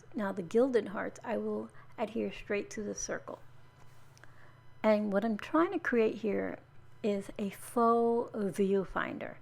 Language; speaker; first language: English; native; English